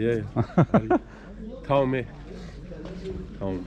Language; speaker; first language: Korean; non-native, learner; Uzbek